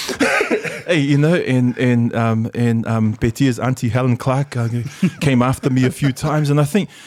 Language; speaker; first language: English; early bilingual, other home language; Samoan